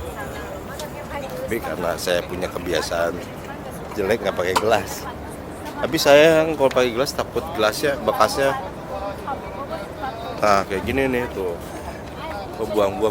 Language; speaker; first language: Indonesian; native; Indonesian